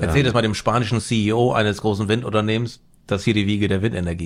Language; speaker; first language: German; native; German